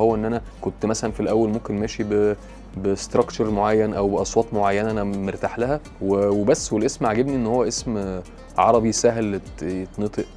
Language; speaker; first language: Arabic; native; Arabic